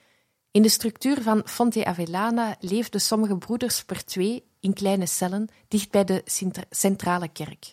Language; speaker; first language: Dutch; native; Dutch